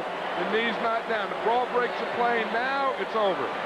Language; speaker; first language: English; native; English